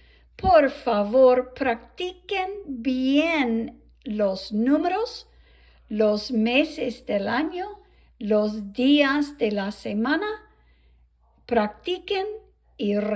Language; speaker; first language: Spanish; non-native, fluent; English